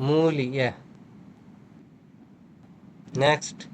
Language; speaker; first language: English; non-native, learner; Urdu